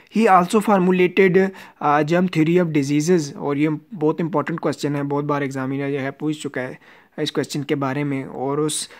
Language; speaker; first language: Urdu; non-native, local second language; Punjabi